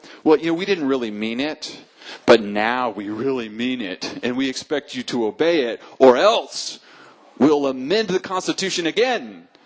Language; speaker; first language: English; native; English